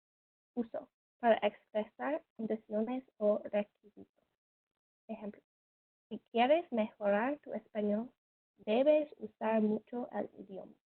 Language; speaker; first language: Spanish; non-native, learner; English